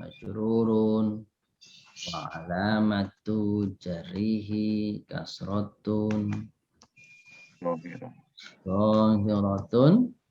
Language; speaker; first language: Arabic; non-native, fluent; Indonesian